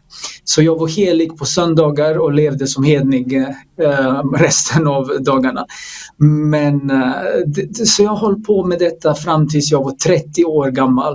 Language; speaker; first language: Swedish; non-native, fluent; Croatian